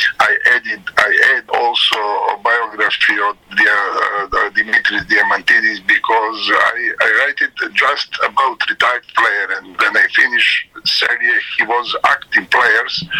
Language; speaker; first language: English; non-native, learner; Serbian